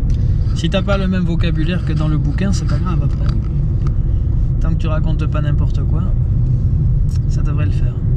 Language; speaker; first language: French; native; French